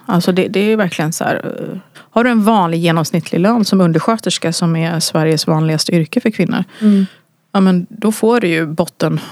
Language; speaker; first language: Swedish; early bilingual, other home language; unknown